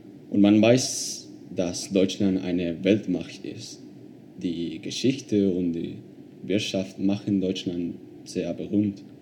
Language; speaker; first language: German; non-native, fluent; Spanish